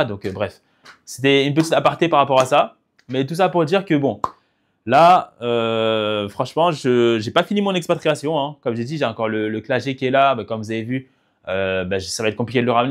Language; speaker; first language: French; native; French